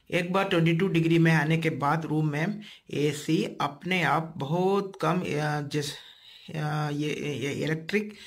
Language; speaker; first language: Hindi; non-native, local second language; Malayalam